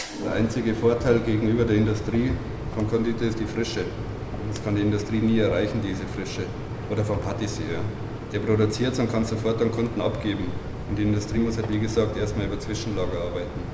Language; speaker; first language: German; native; German